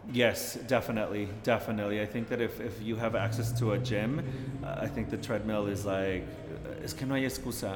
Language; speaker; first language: English; early bilingual, other home language; Spanish